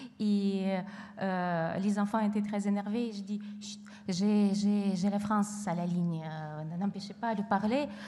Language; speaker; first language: French; non-native, fluent; Ukrainian